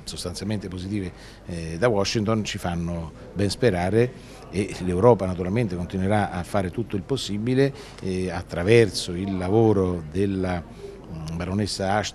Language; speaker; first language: Italian; native; Italian